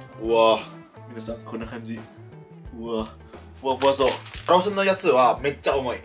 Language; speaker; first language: Japanese; non-native, fluent; Indonesian